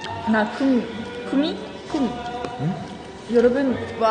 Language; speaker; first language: Korean; non-native, learner; Japanese